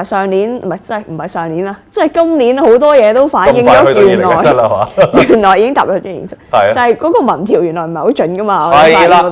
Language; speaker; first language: Cantonese; native; Cantonese